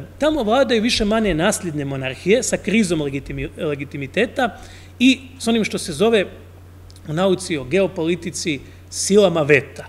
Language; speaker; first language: Croatian; native; Croatian